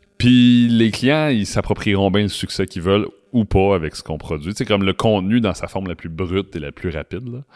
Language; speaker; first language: French; native; French